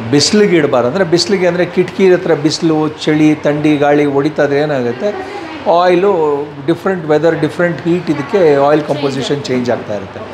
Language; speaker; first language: Kannada; native; Kannada